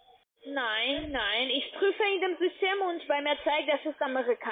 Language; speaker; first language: German; non-native, learner; Russian